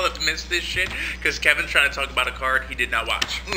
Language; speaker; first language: English; native; English